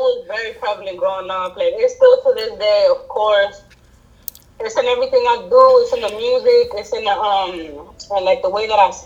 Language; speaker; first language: English; early bilingual, other home language; Spanish